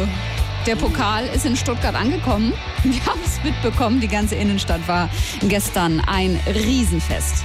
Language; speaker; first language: German; native; German